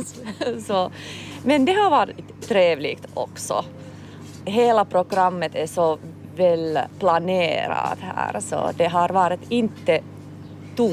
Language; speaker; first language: Swedish; non-native, local second language; Finnish